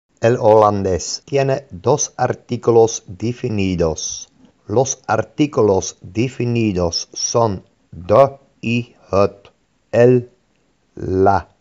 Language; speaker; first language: Spanish; non-native, fluent; Dutch